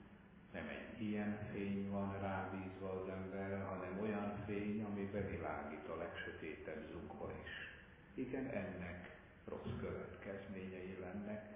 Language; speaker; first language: Hungarian; native; Hungarian